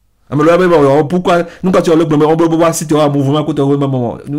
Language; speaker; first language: French; non-native, local second language; Ewe